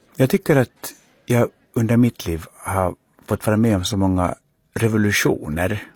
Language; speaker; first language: Swedish; native; Swedish